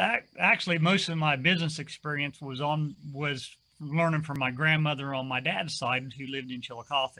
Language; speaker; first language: English; native; English